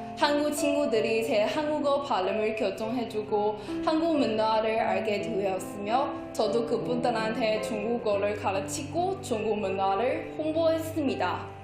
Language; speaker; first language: Korean; non-native, fluent; Chinese